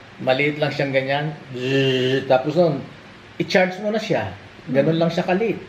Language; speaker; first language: Filipino; native; Filipino